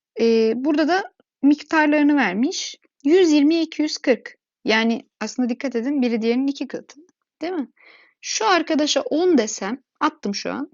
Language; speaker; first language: Turkish; native; Turkish